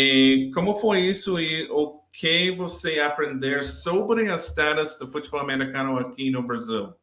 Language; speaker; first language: Portuguese; non-native, learner; English